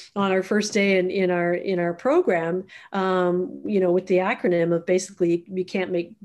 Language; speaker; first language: English; native; English